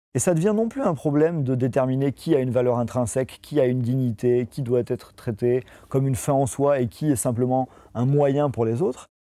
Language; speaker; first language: French; native; French